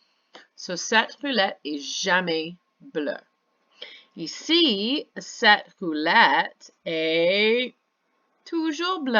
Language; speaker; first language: French; non-native, fluent; English